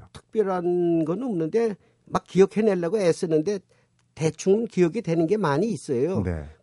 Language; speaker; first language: Korean; native; Korean